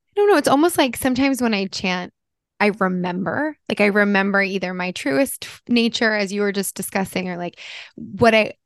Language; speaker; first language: English; early bilingual, other home language; Italian